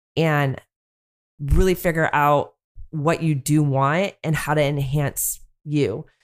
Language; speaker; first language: English; native; English